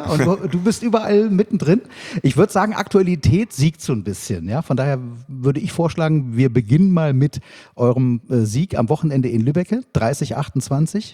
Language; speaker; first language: German; native; German